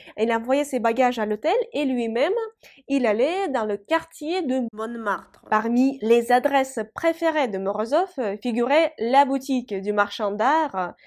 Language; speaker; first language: French; non-native, fluent; Russian